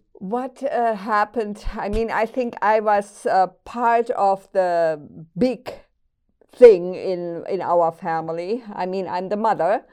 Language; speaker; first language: English; non-native, fluent; German